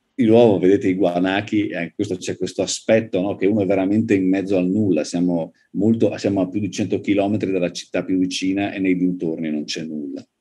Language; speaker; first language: Italian; native; Italian